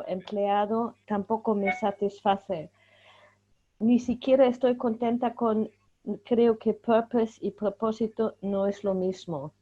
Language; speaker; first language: Spanish; non-native, fluent; German